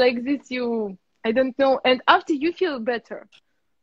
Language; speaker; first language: English; non-native, learner; Russian